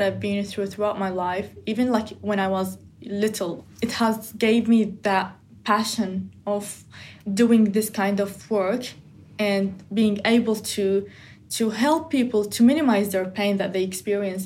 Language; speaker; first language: English; non-native, fluent; Arabic